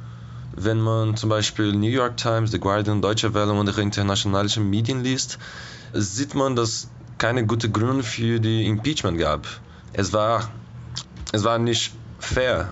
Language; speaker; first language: German; non-native, fluent; Portuguese